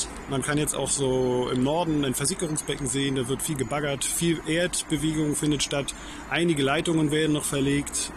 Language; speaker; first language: German; native; German